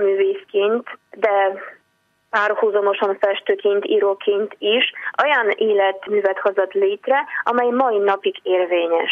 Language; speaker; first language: Hungarian; non-native, fluent; Polish